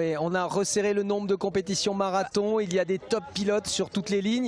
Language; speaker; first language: French; native; French